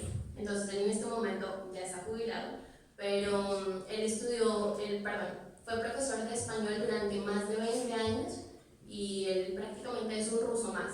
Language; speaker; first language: Spanish; native; Spanish